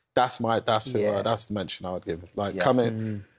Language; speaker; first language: English; native; English